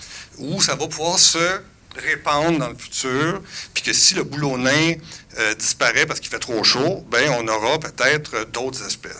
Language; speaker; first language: French; native; French